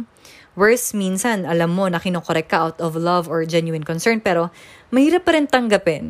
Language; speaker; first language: English; non-native, local second language; Waray